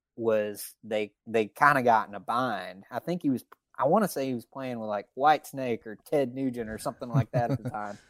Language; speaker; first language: English; native; English